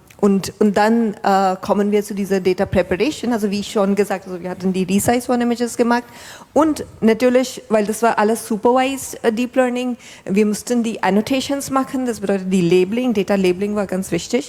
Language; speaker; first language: German; non-native, fluent; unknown